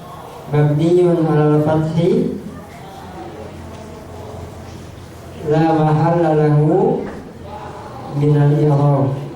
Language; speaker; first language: Arabic; non-native, fluent; Indonesian